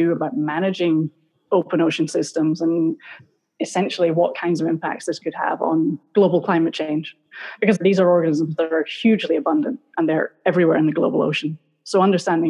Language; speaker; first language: English; native; English